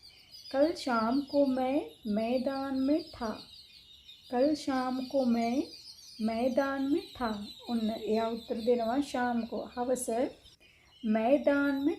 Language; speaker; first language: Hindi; non-native, fluent; Sinhala